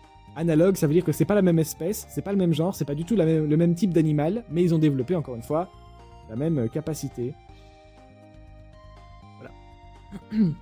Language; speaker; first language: French; native; French